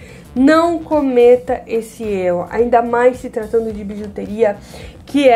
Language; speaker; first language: Portuguese; native; Portuguese